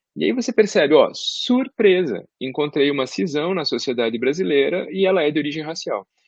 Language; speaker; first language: Portuguese; native; Portuguese